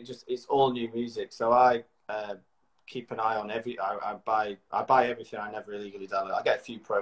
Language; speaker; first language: English; native; English